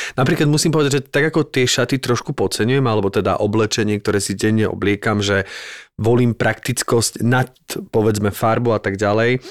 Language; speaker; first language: Slovak; native; Slovak